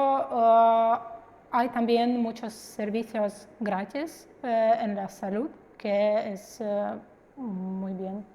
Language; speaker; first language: Spanish; non-native, fluent; Russian